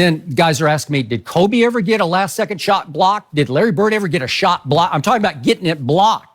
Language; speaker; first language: English; native; English